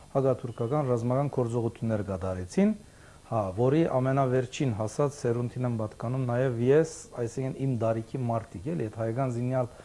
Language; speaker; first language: Armenian; early bilingual, heritage; Armenian